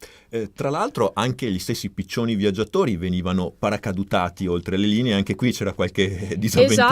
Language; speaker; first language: Italian; native; Italian